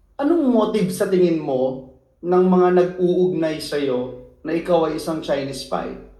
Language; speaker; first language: Filipino; native; Filipino